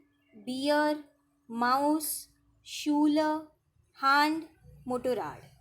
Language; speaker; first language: German; non-native, fluent; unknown